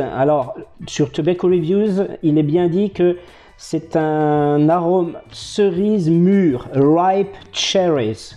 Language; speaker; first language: French; native; French